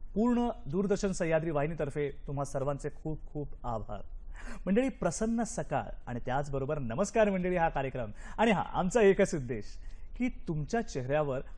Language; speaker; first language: Marathi; native; Marathi